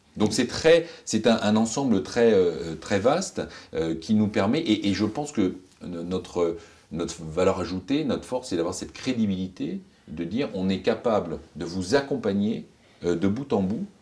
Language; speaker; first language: French; native; French